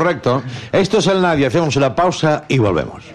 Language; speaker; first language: Spanish; native; Spanish